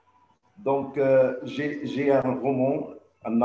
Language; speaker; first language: French; non-native, local second language; Arabic